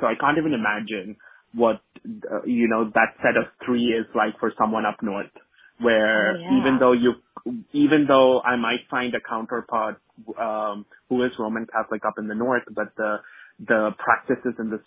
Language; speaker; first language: English; non-native, local second language; Malayalam